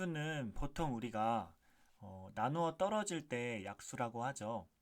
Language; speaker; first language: Korean; native; Korean